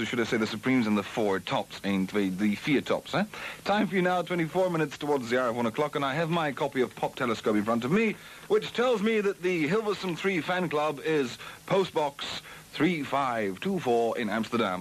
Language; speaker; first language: English; native; English